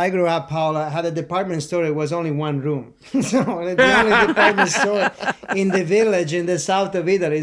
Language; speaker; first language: English; non-native, fluent; Italian